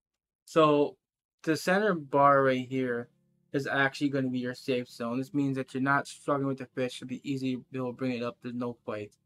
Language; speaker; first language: English; native; English